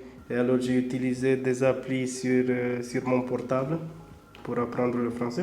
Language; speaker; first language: French; non-native, fluent; Romanian